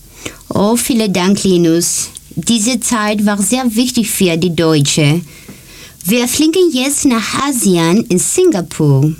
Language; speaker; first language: German; non-native, learner; Greek